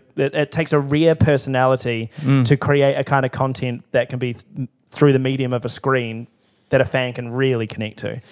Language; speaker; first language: English; native; English